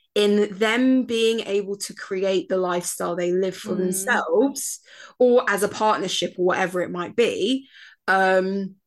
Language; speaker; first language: English; native; English